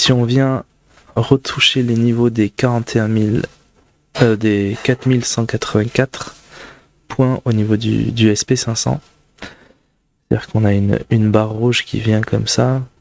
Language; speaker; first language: French; native; French